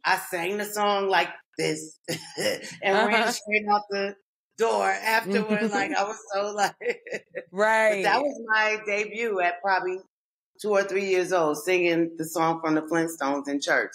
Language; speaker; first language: English; native; English